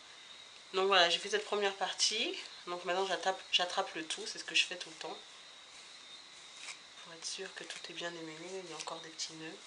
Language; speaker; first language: French; native; French